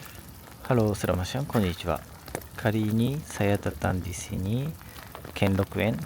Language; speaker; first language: Indonesian; non-native, learner; Japanese